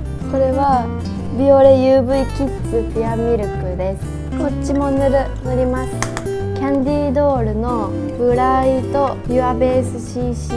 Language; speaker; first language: Japanese; native; Japanese